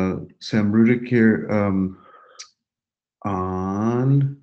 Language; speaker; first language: English; native; English